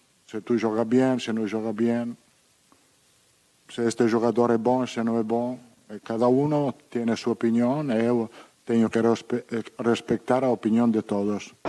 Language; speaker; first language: Portuguese; non-native, fluent; Italian